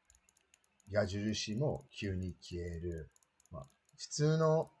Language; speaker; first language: Japanese; non-native, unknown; English